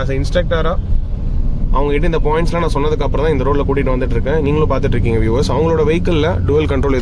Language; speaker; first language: Tamil; native; Tamil